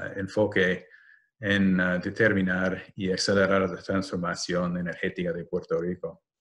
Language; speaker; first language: Spanish; non-native, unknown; English